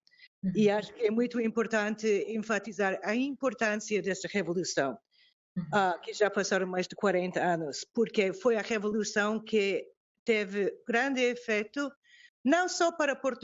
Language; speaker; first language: Portuguese; non-native, fluent; English